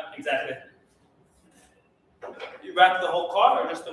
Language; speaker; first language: English; native; English